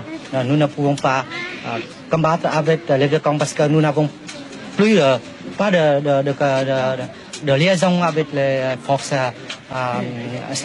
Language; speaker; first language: French; non-native, local second language; Vietnamese